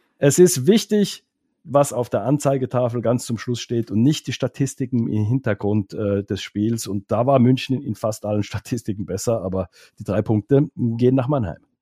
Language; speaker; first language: German; non-native, fluent; Finnish